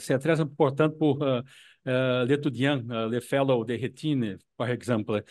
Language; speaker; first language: French; non-native, learner; Portuguese